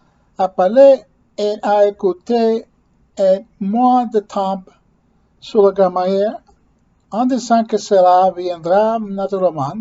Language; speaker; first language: French; non-native, learner; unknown